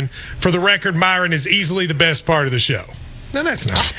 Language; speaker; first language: English; native; English